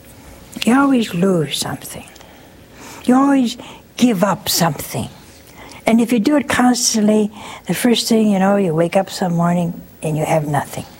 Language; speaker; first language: English; native; English